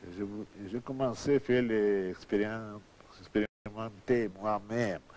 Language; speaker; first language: French; non-native, learner; Russian